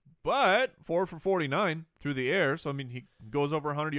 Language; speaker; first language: English; native; English